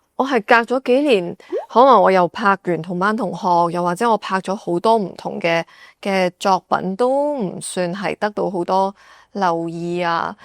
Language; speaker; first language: Cantonese; native; Cantonese